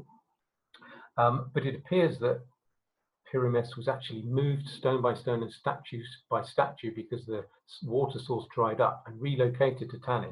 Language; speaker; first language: English; native; English